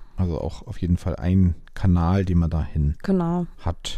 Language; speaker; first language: German; native; German